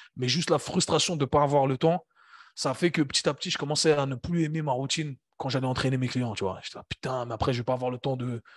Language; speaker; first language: French; native; French